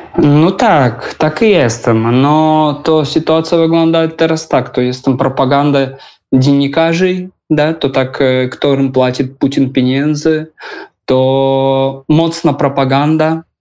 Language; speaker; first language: Polish; non-native, learner; Russian